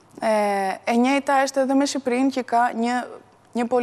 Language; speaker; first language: Albanian; early bilingual, heritage; Albanian